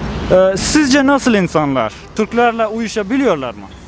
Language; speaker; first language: Turkish; non-native, fluent; Persian